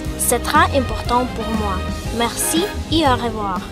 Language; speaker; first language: French; non-native, learner; Ukrainian